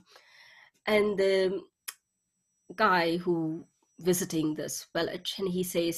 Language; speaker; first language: English; non-native, local second language; Tamil